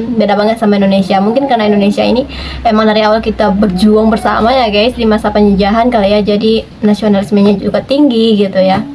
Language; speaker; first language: Indonesian; native; Indonesian